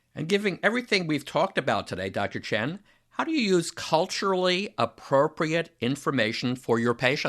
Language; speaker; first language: English; native; English